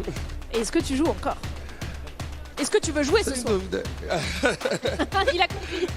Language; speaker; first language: French; native; French